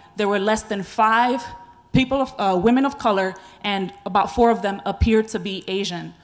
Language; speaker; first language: English; native; English